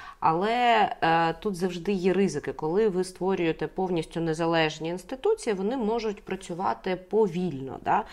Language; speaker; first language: Ukrainian; native; Ukrainian